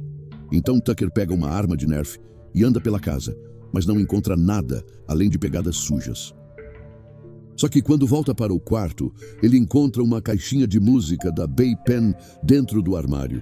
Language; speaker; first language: Portuguese; native; Portuguese